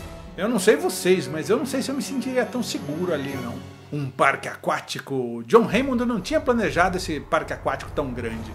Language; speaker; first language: Portuguese; native; Portuguese